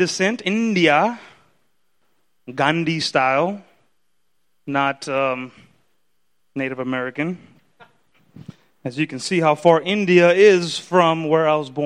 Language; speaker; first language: English; early bilingual, other home language; Spanish